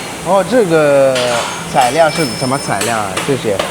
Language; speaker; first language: Chinese; non-native, learner; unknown